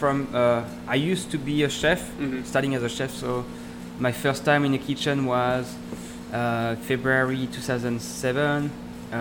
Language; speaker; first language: English; non-native, learner; French